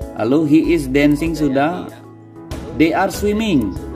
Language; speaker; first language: English; non-native, fluent; Indonesian